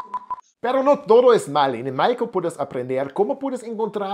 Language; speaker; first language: Spanish; non-native, learner; German